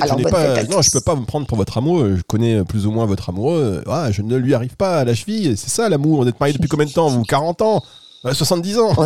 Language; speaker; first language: French; native; French